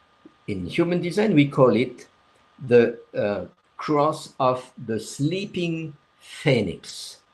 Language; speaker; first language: English; non-native, fluent; French